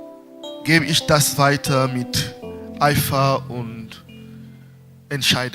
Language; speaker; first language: German; non-native, fluent; French